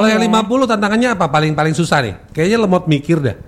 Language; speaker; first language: Indonesian; native; Indonesian